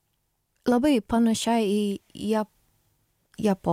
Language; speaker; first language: Lithuanian; non-native, learner; Japanese